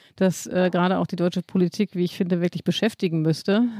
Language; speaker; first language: German; native; German